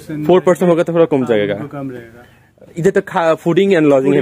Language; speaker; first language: Hindi; non-native, learner; Bangla